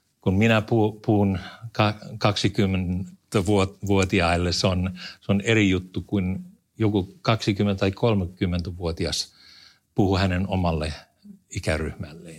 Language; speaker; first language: Finnish; non-native, fluent; English